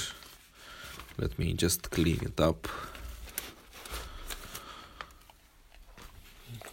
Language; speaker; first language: English; non-native, fluent; Romanian